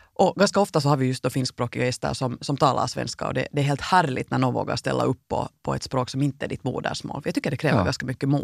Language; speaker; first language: Swedish; native; Swedish